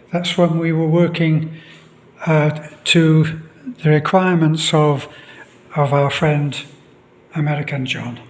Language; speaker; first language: English; native; English